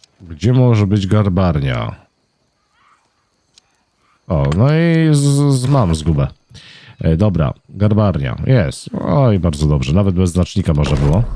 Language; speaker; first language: Polish; native; Polish